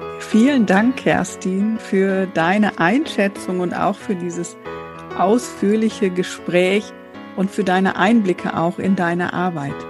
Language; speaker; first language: German; native; German